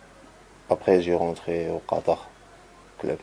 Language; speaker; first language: French; non-native, learner; Arabic